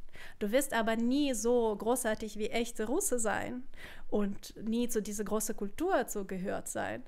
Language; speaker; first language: German; non-native, fluent; Russian